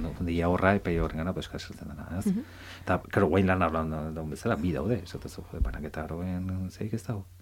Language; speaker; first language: Basque; native; Basque